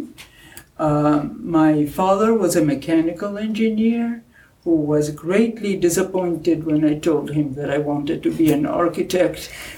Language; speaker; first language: English; non-native, fluent; Spanish